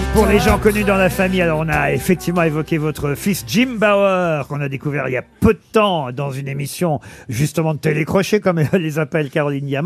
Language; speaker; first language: French; native; French